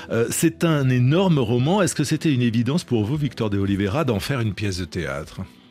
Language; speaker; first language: French; native; French